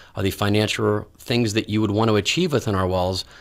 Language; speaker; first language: English; native; English